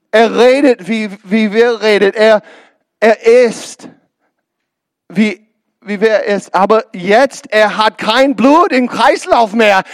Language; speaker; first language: German; non-native, learner; English